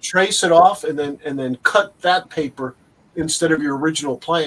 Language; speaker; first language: English; native; English